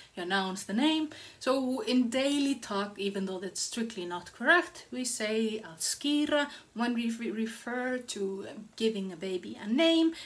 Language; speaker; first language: English; non-native, fluent; Icelandic